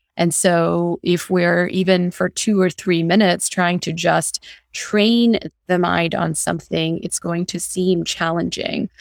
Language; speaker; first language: English; early bilingual, other home language; Hindi